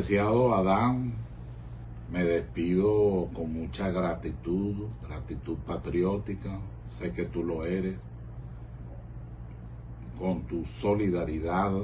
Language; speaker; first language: Spanish; native; Spanish